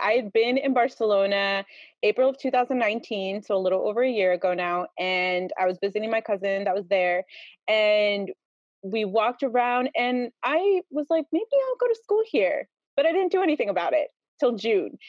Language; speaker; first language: English; early bilingual, other home language; Spanish